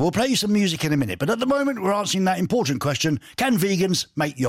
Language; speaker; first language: English; native; English